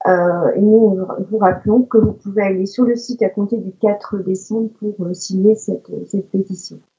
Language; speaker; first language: French; native; French